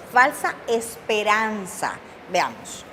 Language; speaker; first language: Spanish; native; Spanish